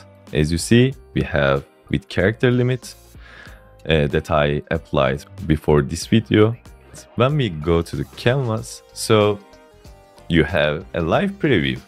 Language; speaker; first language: English; non-native, fluent; Turkish